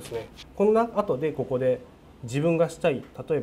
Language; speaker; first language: Japanese; native; Japanese